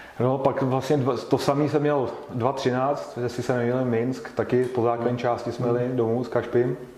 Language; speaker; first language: Czech; native; Czech